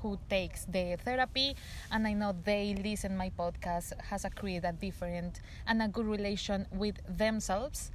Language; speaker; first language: English; non-native, learner; Spanish